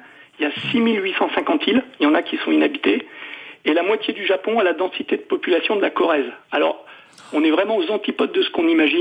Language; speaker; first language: French; native; French